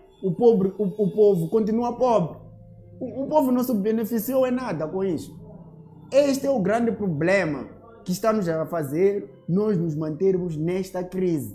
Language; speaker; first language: Portuguese; native; Portuguese